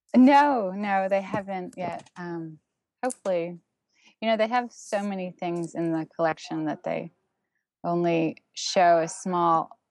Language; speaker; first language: English; non-native, fluent; German